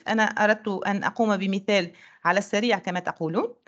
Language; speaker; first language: Arabic; native; Arabic